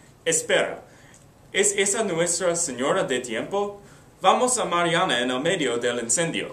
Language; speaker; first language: Spanish; non-native, learner; English